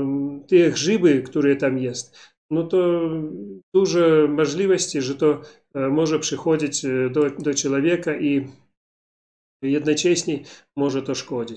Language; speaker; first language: Polish; non-native, learner; Belarusian